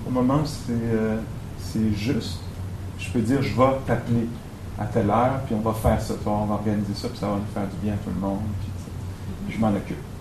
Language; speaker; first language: French; native; French